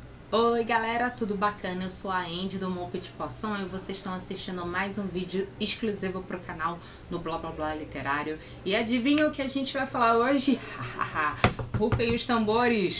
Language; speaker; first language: Portuguese; native; Portuguese